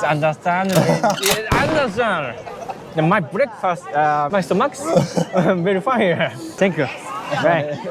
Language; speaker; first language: English; non-native, learner; Japanese